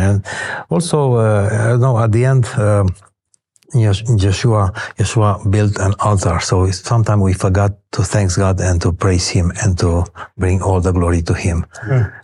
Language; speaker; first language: English; non-native, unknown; Romanian